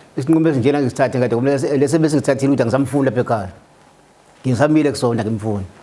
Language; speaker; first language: Zulu; native; Zulu